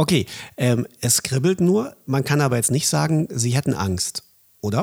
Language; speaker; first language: German; native; German